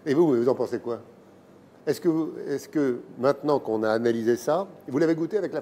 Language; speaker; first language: French; native; French